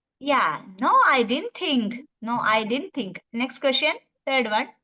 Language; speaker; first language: English; non-native, fluent; Malayalam